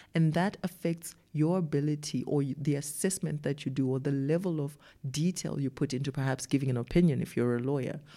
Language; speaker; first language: English; non-native, local second language; Shona